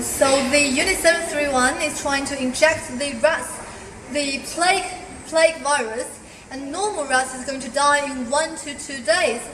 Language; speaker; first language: English; non-native, fluent; Chinese